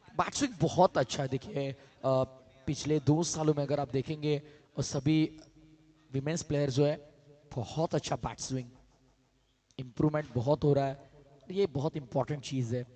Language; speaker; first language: Hindi; non-native, local second language; Marathi